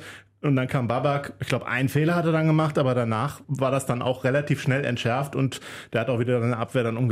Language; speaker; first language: German; native; German